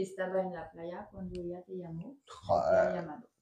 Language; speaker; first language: Spanish; non-native, learner; French